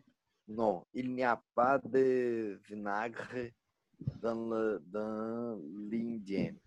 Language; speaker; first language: French; non-native, learner; Portuguese